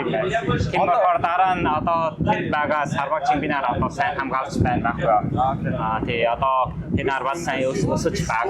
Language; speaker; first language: Mongolian; non-native, learner; Vietnamese